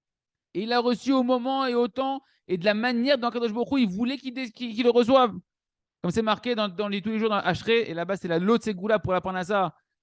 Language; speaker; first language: French; native; French